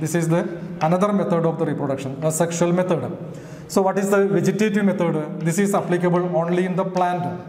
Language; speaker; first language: English; non-native, local second language; Marathi